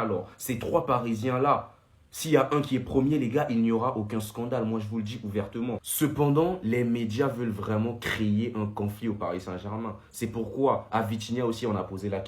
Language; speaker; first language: French; native; French